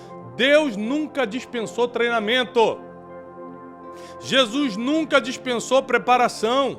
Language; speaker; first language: Portuguese; native; Portuguese